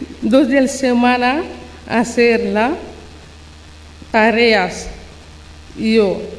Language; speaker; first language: Spanish; non-native, learner; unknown